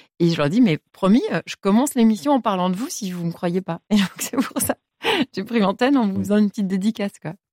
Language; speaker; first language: French; native; French